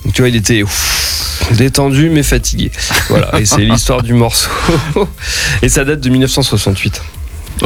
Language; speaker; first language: French; native; French